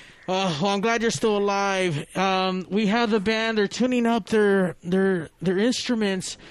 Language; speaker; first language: English; native; English